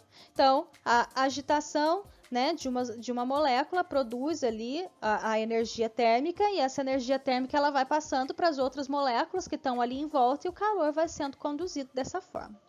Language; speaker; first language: Portuguese; native; Portuguese